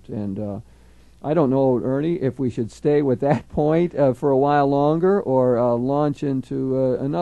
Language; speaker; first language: English; native; English